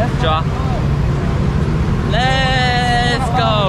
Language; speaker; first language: English; non-native, learner; Korean